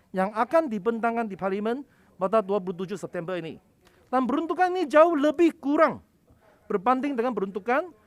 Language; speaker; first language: Malay; non-native, local second language; Cantonese